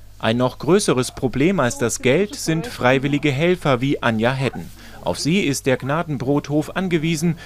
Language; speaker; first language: German; native; German